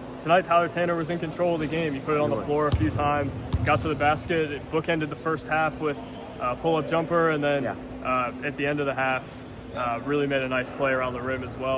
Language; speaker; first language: English; native; English